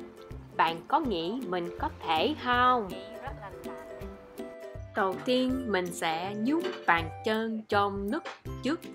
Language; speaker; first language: Vietnamese; non-native, learner; English